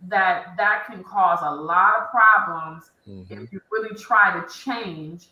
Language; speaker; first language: English; native; English